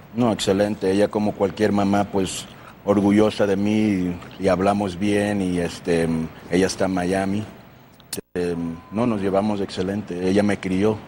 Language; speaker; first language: Spanish; early bilingual, heritage; Spanish